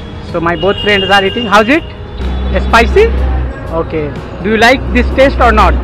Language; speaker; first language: English; non-native, local second language; Hindi